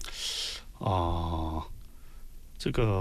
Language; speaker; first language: Chinese; non-native, learner; Korean